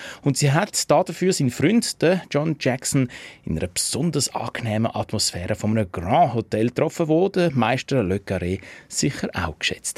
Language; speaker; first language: German; native; German